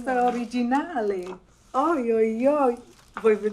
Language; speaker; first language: Italian; non-native, fluent; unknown